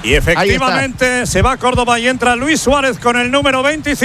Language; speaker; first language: Spanish; native; Spanish